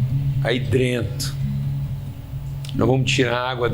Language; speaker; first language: Portuguese; native; Portuguese